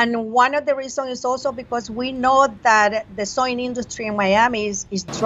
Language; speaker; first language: English; non-native, fluent; Spanish